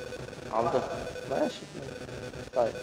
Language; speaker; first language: Arabic; non-native, fluent; Indonesian